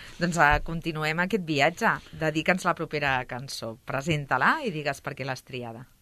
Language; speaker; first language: Catalan; native; Catalan